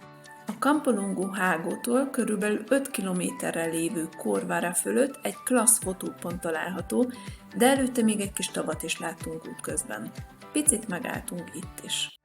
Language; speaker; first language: Hungarian; native; Hungarian